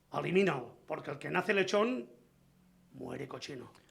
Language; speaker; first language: Spanish; non-native, local second language; Catalan